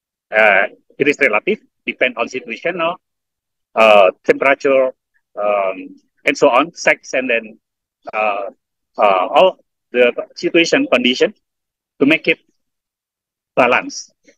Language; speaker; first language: English; non-native, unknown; Indonesian